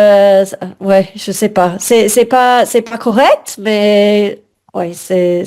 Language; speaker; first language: French; non-native, fluent; English